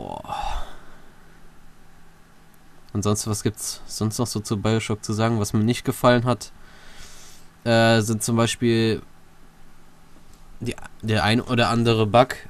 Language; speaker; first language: German; native; German